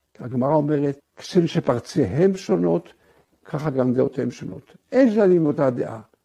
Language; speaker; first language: Hebrew; native; Hebrew